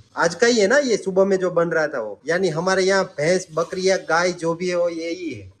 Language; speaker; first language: Hindi; non-native, local second language; Gujarati